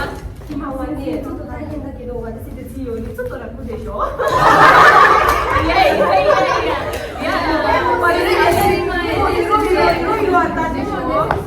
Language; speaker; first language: Japanese; non-native, fluent; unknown